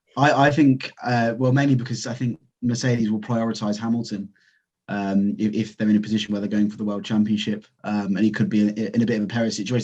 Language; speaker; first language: English; native; English